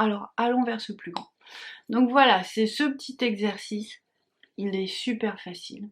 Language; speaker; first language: French; native; French